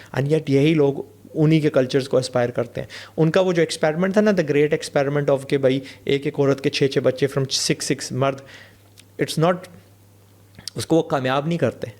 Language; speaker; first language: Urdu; non-native, fluent; English